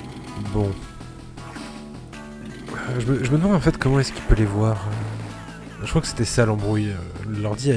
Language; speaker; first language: French; native; French